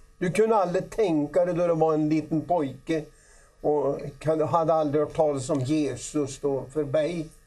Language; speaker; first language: Swedish; native; Swedish